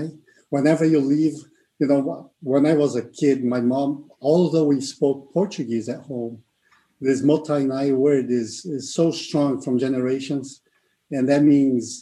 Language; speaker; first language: English; non-native, fluent; Portuguese